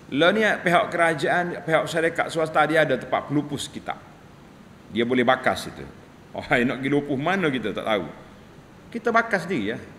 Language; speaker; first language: Malay; native; Malay